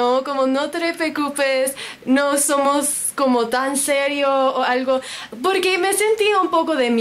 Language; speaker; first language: Spanish; non-native, learner; English